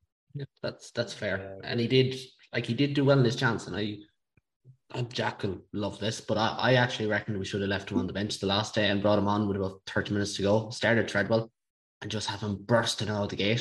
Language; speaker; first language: English; native; English